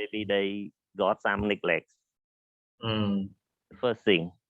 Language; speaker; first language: English; non-native, learner; Khmer